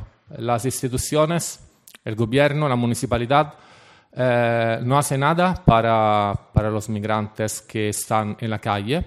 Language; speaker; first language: Spanish; non-native, fluent; Italian